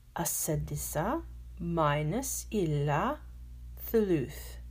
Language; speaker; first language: English; native; English